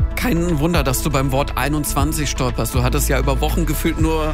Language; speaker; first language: German; native; German